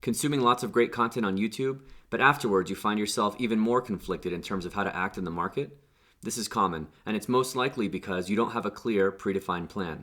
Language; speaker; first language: English; native; English